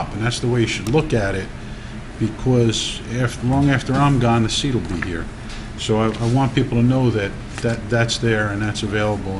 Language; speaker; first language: English; early bilingual, other home language; Italian